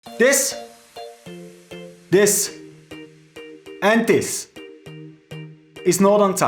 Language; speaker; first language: English; non-native, fluent; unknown